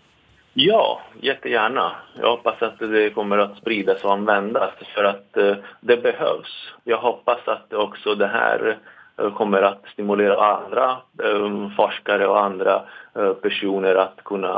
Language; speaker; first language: Swedish; non-native, fluent; Italian